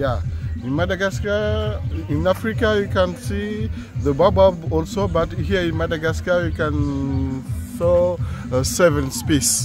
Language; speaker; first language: English; non-native, learner; Malagasy